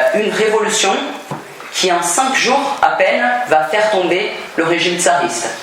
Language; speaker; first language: French; non-native, fluent; Portuguese